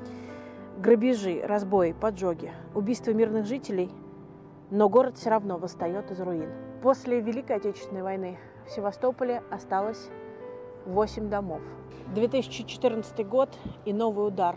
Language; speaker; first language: Russian; native; Russian